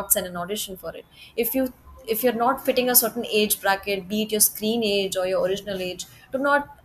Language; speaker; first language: English; non-native, local second language; Hindi